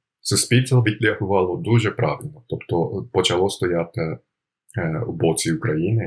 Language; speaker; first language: Ukrainian; non-native, fluent; Japanese